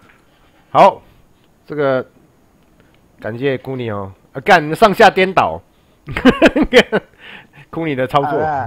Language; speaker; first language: Chinese; native; Chinese